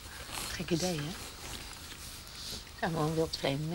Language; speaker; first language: Dutch; native; Dutch